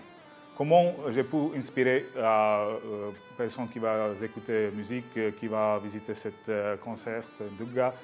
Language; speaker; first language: French; non-native, learner; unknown